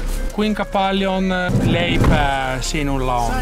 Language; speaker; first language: Finnish; non-native, learner; Italian